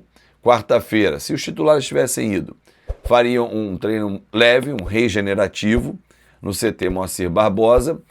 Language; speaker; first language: Portuguese; native; Portuguese